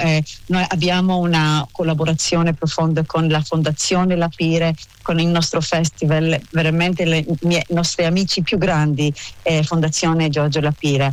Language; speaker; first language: Italian; non-native, learner; Hebrew